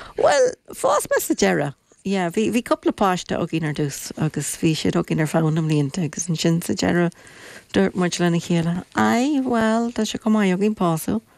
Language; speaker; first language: Irish; non-native, local second language; English